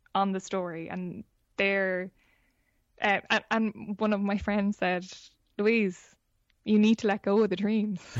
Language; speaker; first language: English; native; English